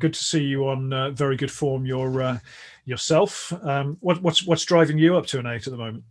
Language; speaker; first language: English; native; English